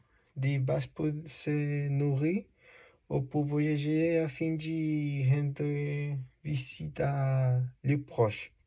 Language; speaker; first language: French; non-native, learner; Spanish